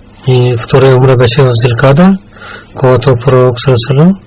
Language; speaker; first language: Bulgarian; non-native, learner; Urdu